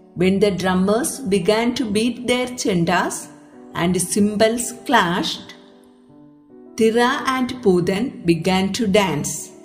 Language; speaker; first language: English; non-native, local second language; Malayalam